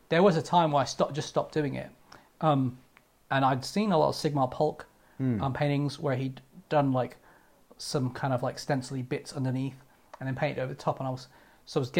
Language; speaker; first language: English; native; English